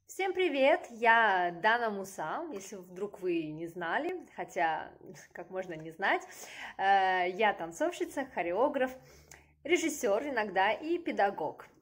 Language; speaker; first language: Russian; native; Russian